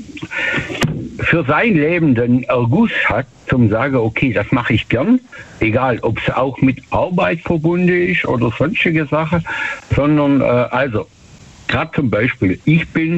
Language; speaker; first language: German; native; German